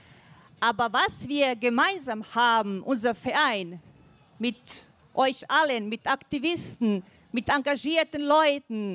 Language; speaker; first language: German; non-native, fluent; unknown